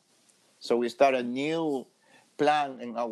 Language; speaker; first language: English; non-native, fluent; Spanish